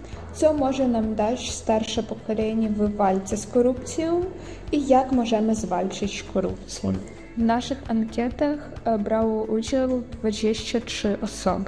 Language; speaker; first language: Polish; non-native, fluent; Ukrainian